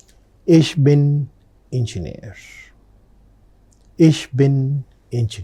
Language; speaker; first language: German; non-native, fluent; Telugu